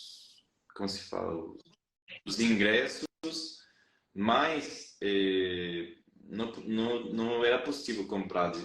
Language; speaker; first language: Portuguese; non-native, fluent; Spanish